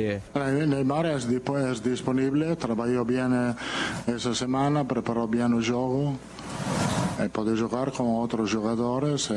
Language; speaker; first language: Portuguese; non-native, fluent; Italian